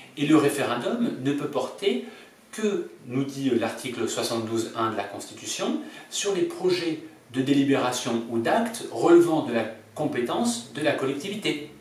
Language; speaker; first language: French; native; French